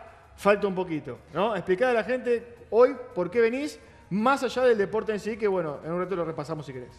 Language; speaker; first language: Spanish; native; Spanish